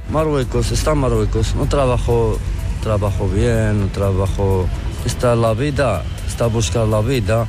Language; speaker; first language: Spanish; non-native, learner; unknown